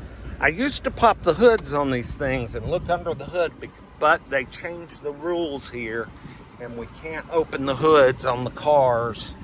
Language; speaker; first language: English; native; English